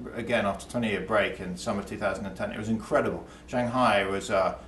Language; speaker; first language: English; native; English